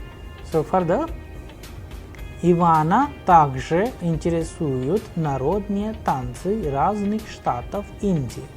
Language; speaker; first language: Russian; non-native, fluent; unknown